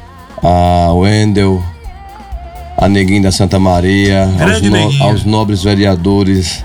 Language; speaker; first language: Portuguese; native; Portuguese